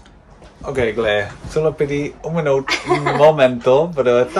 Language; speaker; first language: Spanish; non-native, fluent; English